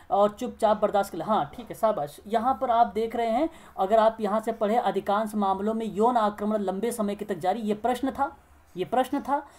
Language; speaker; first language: Hindi; native; Hindi